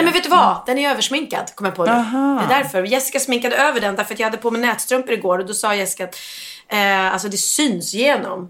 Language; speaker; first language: Swedish; native; Swedish